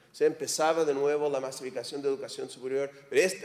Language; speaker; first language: Spanish; non-native, fluent; English